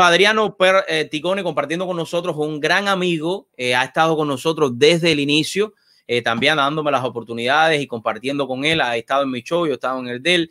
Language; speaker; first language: Spanish; native; Spanish